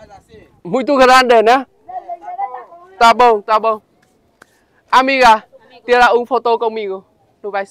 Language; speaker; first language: Portuguese; non-native, learner; Vietnamese